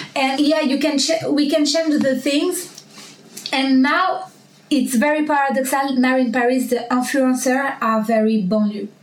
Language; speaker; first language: English; non-native, learner; French